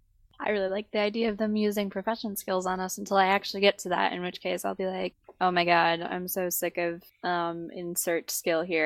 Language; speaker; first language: English; native; English